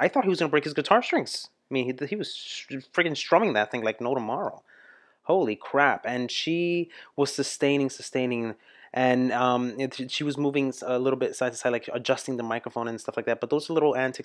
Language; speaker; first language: English; native; English